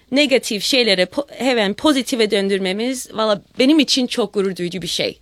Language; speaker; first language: Turkish; early bilingual, heritage; Turkish